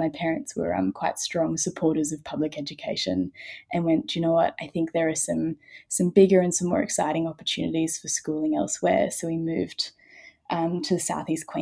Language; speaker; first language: English; native; English